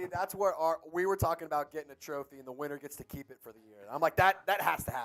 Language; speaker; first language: English; native; English